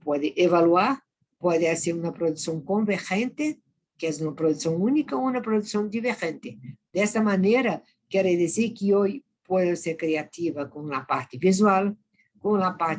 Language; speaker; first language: Spanish; non-native, fluent; Portuguese